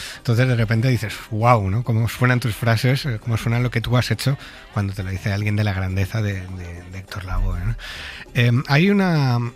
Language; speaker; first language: Spanish; native; Spanish